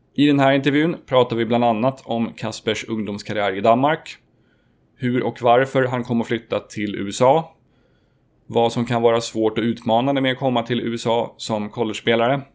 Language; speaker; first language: Swedish; native; Swedish